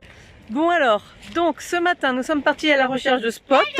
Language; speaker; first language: French; native; French